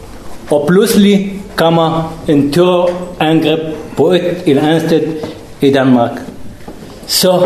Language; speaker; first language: Danish; non-native, learner; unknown